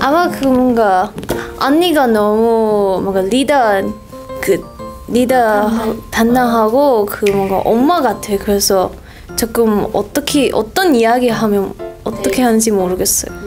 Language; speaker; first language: Korean; non-native, fluent; Japanese